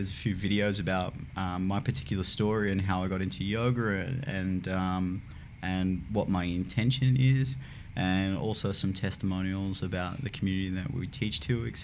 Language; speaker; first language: English; native; English